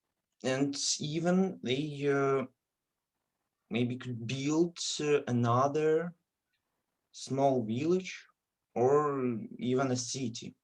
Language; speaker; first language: English; non-native, fluent; Russian